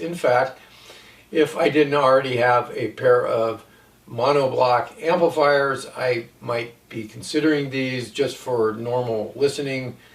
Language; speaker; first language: English; native; English